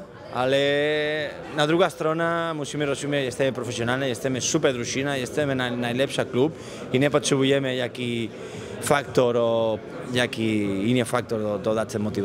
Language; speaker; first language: Polish; non-native, learner; Spanish